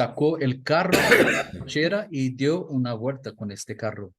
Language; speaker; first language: Portuguese; non-native, learner; Spanish